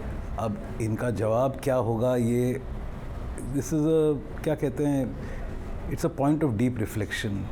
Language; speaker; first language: Hindi; native; Hindi